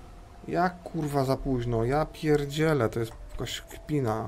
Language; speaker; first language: Polish; native; Polish